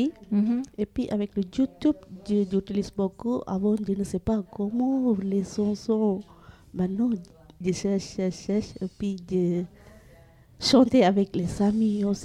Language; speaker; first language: French; non-native, learner; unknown